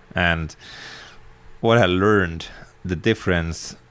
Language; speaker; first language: English; non-native, fluent; German